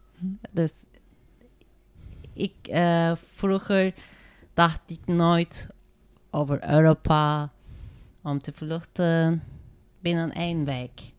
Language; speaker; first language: Dutch; non-native, learner; Turkish